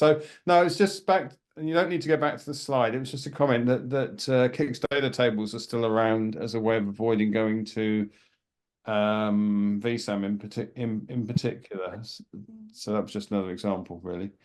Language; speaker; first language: English; native; English